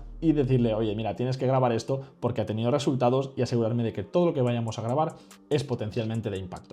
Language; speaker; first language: Spanish; native; Spanish